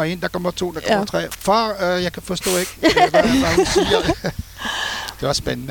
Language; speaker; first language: Danish; non-native, fluent; French